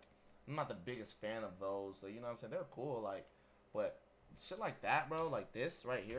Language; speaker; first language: English; native; English